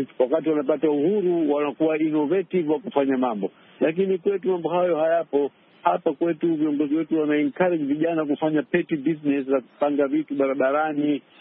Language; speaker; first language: Swahili; native; Swahili